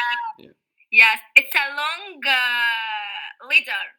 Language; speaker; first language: English; non-native, learner; Arabic